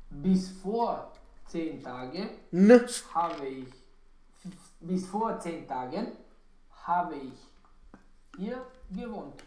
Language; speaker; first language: German; non-native, learner; Romanian